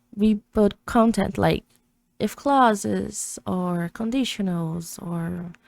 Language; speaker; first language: English; non-native, fluent; Portuguese